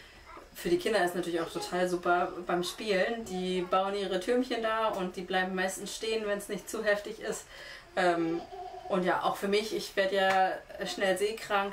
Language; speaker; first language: German; native; German